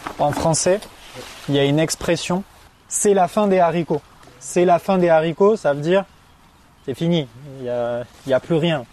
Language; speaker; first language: French; native; French